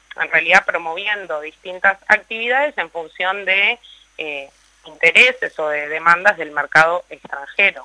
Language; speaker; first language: Spanish; native; Spanish